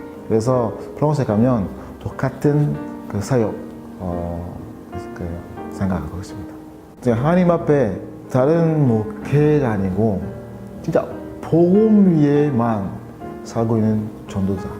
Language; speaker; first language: Korean; non-native, learner; French